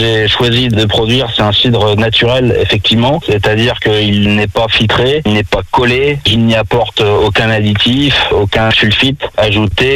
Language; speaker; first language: French; native; French